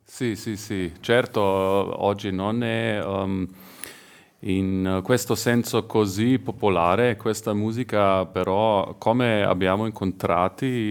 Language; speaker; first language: Italian; non-native, learner; Slovenian